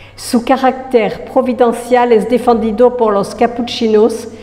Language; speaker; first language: Spanish; non-native, fluent; French